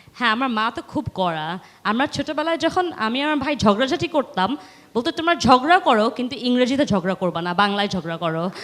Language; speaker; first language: Bangla; early bilingual, heritage; Bangla